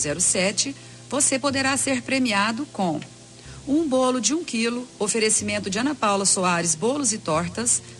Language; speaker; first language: Portuguese; native; Portuguese